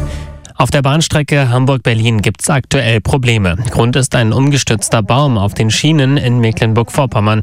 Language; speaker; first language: German; native; German